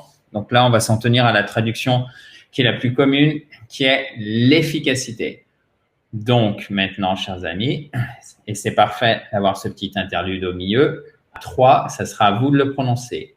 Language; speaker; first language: French; native; French